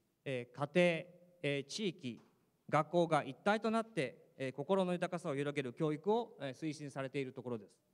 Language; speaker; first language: Japanese; native; Japanese